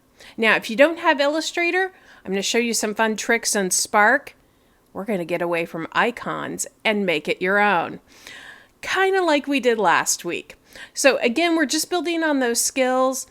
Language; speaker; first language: English; native; English